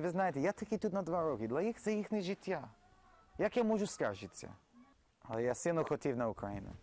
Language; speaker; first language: Ukrainian; non-native, learner; English